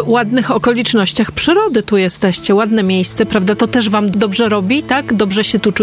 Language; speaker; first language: Polish; native; Polish